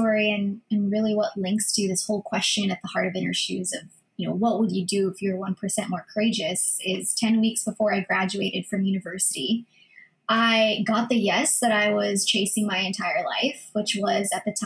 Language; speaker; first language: English; early bilingual, other home language; Filipino